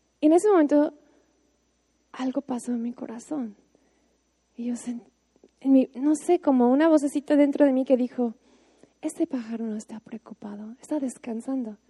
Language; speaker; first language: Spanish; non-native, fluent; English